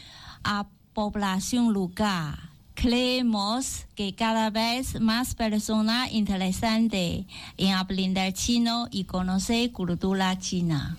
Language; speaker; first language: Spanish; non-native, learner; Chinese